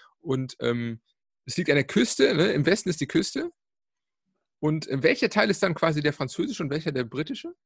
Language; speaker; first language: German; native; German